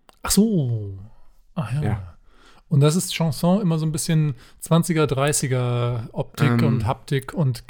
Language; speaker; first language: German; native; German